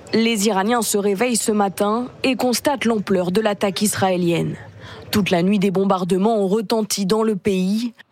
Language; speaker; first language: French; native; French